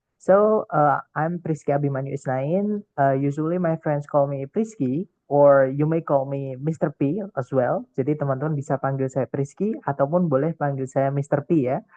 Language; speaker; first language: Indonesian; non-native, local second language; Javanese